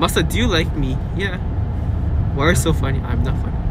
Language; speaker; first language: English; non-native, learner; Japanese